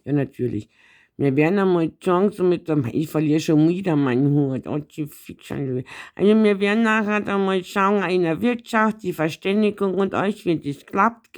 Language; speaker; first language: German; native; German